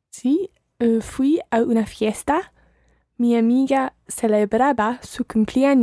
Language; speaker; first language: Spanish; non-native, learner; English